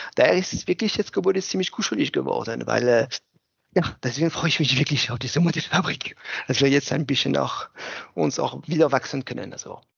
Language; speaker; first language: German; non-native, fluent; French